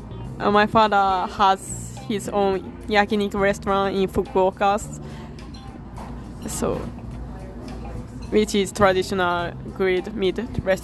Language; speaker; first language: English; non-native, learner; Japanese